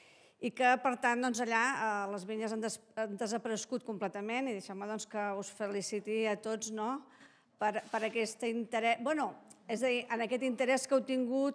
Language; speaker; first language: Catalan; native; Catalan